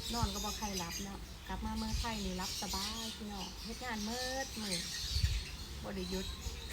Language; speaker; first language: Thai; non-native, local second language; Northeastern Thai